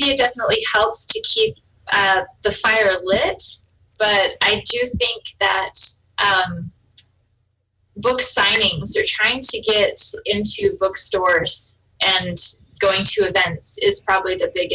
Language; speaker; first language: English; non-native, fluent; German